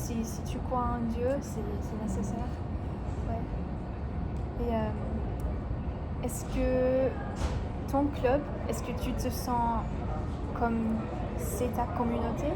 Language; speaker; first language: French; non-native, learner; English